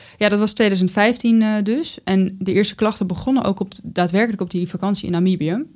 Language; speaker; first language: Dutch; native; Dutch